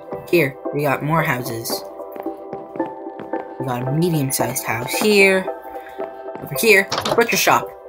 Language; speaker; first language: English; native; English